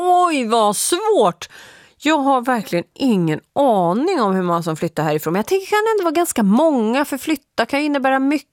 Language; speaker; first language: Swedish; native; Swedish